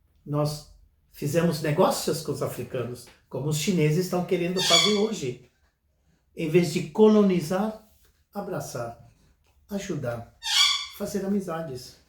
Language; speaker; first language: Portuguese; non-native, fluent; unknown